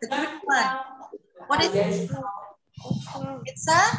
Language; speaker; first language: English; non-native, fluent; Indonesian